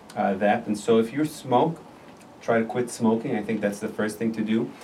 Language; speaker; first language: English; non-native, fluent; Arabic